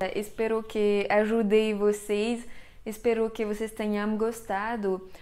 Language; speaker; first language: Portuguese; non-native, fluent; French